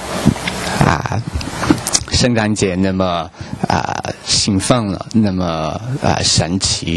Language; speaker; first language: Chinese; non-native, learner; English